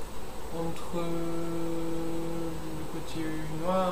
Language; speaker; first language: French; non-native, learner; English